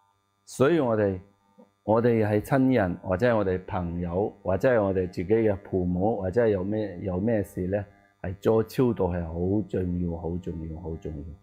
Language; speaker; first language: Cantonese; non-native, learner; Tibetan